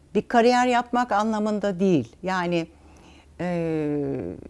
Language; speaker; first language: Turkish; native; Turkish